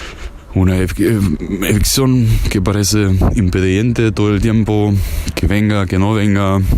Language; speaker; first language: Spanish; non-native, fluent; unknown